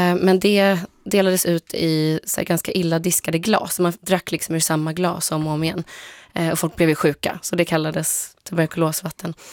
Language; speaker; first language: Swedish; early bilingual, other home language; Polish